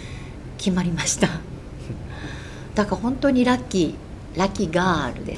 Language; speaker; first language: Japanese; native; Japanese